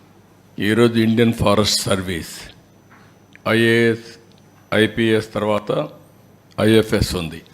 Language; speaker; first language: Telugu; native; Telugu